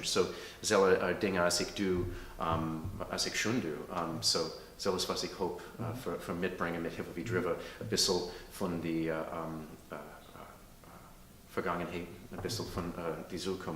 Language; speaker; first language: German; early bilingual, heritage; English